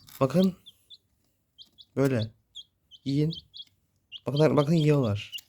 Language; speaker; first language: Turkish; native; Turkish